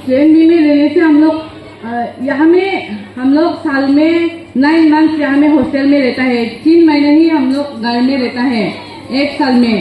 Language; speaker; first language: Hindi; non-native, local second language; Garo